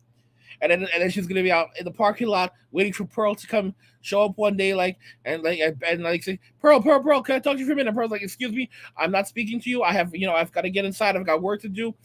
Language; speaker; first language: English; native; English